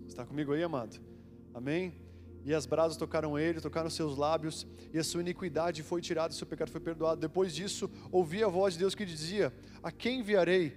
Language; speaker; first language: Portuguese; native; Portuguese